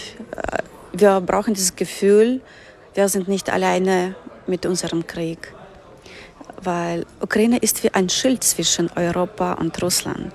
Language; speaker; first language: German; non-native, fluent; Ukrainian